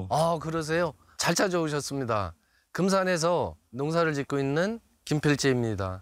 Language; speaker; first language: Korean; native; Korean